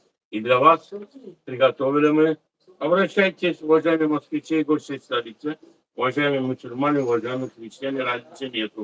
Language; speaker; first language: Russian; non-native, fluent; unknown